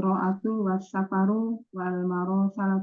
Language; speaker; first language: Arabic; non-native, learner; Indonesian